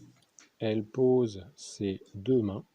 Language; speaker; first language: French; native; French